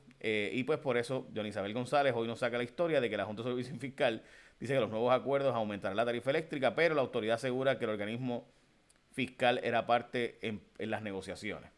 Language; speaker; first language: Spanish; early bilingual, heritage; Spanish